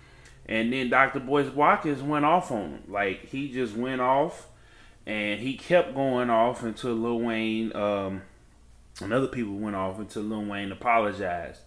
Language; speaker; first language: English; native; English